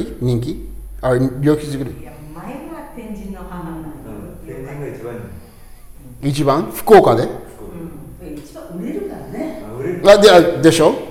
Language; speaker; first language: Japanese; non-native, learner; English